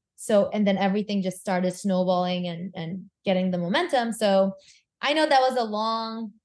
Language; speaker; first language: English; early bilingual, other home language; Korean